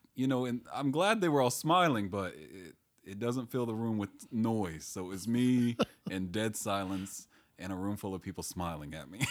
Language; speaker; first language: English; native; English